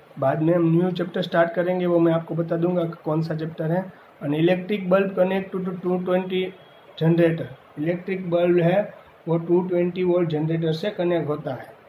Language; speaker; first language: Hindi; non-native, local second language; Gujarati